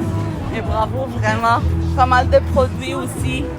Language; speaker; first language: French; non-native, fluent; Arabic